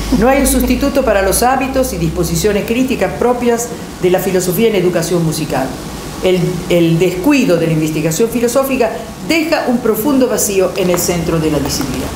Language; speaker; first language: Spanish; non-native, fluent; Italian